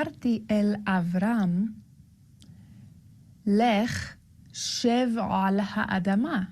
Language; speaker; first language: Hebrew; non-native, learner; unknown